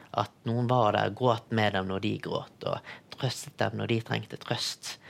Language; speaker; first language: Norwegian; early bilingual, other home language; Tamil